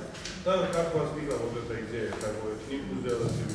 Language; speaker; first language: Russian; non-native, fluent; Georgian